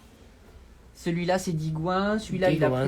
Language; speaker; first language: French; native; French